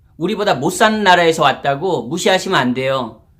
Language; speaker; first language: Korean; native; Korean